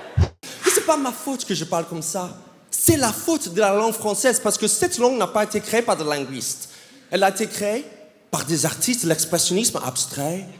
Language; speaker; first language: French; non-native, fluent; English